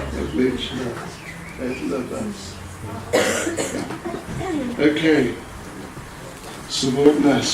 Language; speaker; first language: Russian; non-native, learner; English